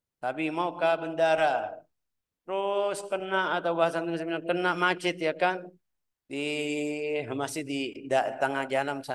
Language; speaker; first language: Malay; non-native, fluent; Arabic